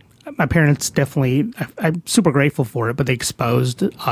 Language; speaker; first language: English; native; English